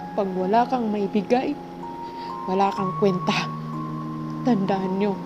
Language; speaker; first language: Filipino; non-native, local second language; Cebuano